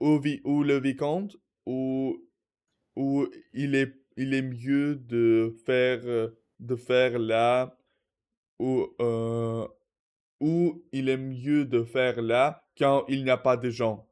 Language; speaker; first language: French; non-native, learner; Russian